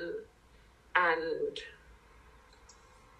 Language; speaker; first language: English; non-native, local second language; Afrikaans